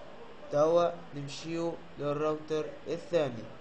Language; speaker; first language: Arabic; native; Arabic